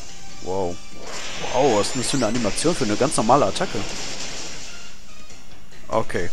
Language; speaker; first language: German; native; German